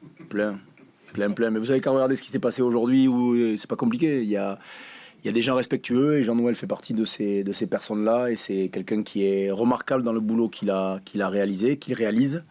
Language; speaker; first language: French; native; French